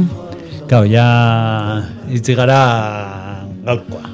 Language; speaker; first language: Basque; non-native, local second language; Spanish